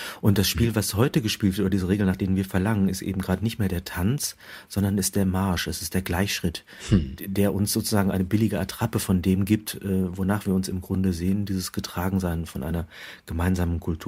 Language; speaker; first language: German; native; German